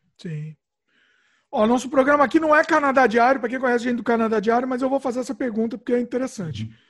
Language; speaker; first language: Portuguese; native; Portuguese